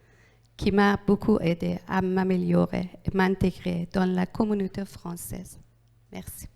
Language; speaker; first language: French; non-native, learner; Persian